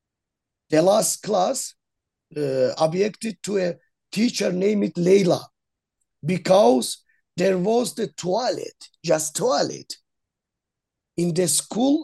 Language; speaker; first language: English; non-native, learner; Azerbaijani